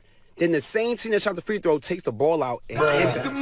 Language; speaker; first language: English; native; English